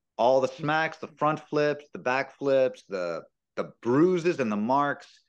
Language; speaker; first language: English; early bilingual, other home language; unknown